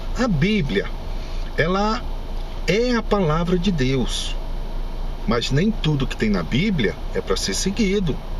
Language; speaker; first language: Portuguese; native; Portuguese